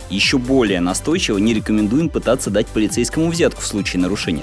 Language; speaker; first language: Russian; native; Russian